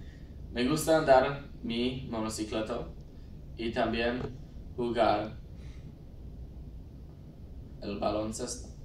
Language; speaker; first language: Spanish; non-native, learner; English